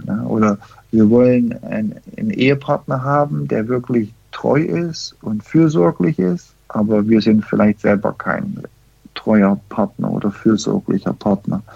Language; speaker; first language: German; early bilingual, heritage; German